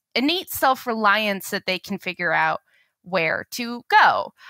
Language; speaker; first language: English; native; English